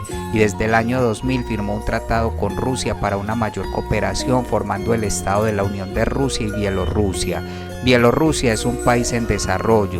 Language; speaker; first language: Spanish; native; Spanish